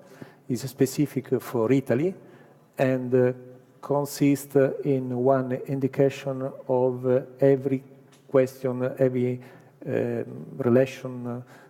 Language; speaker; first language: English; non-native, learner; Italian